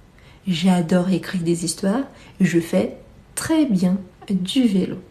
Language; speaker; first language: French; non-native, fluent; Portuguese